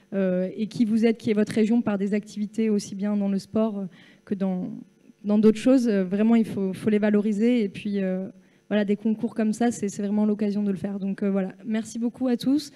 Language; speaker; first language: French; native; French